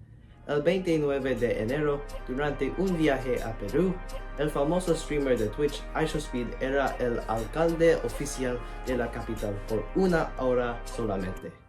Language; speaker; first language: Spanish; non-native, learner; English